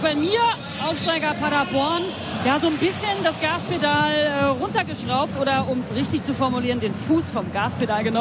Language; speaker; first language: German; native; German